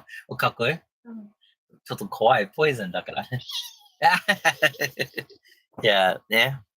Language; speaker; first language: Japanese; non-native, learner; English